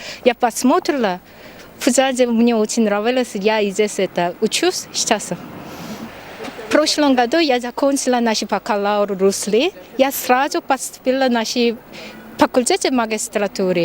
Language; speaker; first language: Russian; non-native, learner; Korean